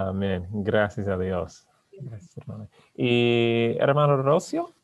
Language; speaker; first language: Spanish; non-native, learner; English